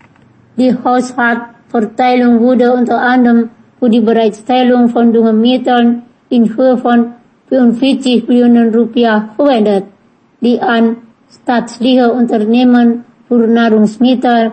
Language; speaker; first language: German; non-native, fluent; Indonesian